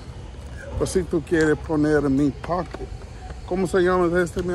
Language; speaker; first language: Spanish; non-native, learner; English